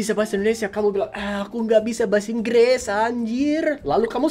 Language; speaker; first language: Indonesian; non-native, fluent; English